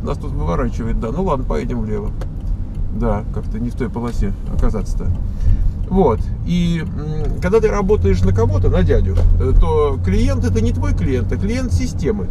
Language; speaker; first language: Russian; native; Russian